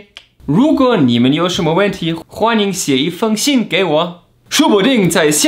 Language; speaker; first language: Chinese; non-native, fluent; German